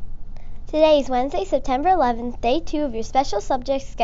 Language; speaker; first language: English; native; English